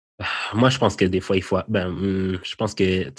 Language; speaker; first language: French; native; French